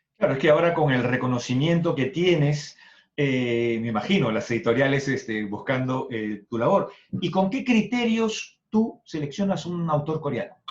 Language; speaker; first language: Spanish; native; Spanish